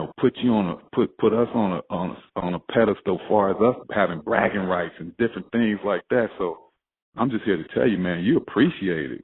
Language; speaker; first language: English; native; English